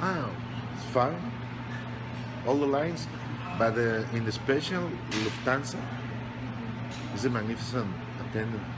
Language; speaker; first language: English; non-native, learner; Spanish